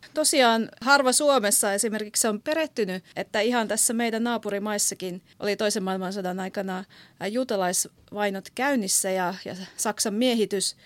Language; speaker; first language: Finnish; native; Finnish